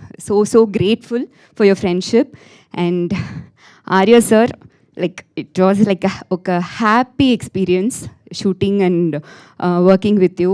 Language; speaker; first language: Telugu; non-native, learner; Tamil